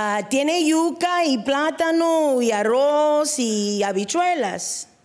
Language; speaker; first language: Spanish; early bilingual, heritage; Spanish